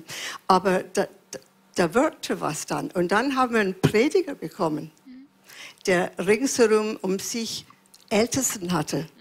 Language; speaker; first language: German; non-native, fluent; English